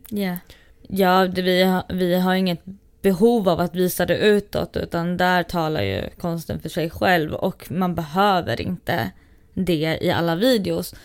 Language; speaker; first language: Swedish; native; Swedish